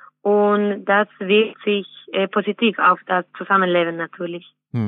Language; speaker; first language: German; non-native, fluent; Spanish